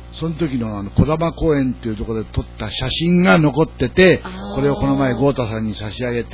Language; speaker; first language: Japanese; native; Japanese